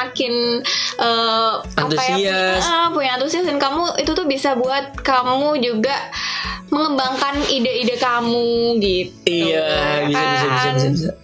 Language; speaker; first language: Indonesian; native; Indonesian